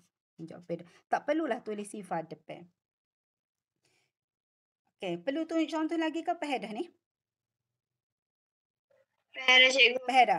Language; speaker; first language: Malay; native; Malay